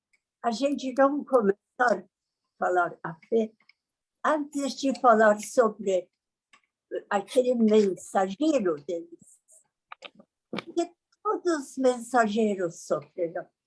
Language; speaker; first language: Portuguese; non-native, learner; Persian